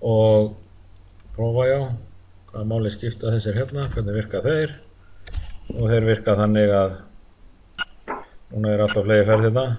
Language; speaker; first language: Icelandic; native; Icelandic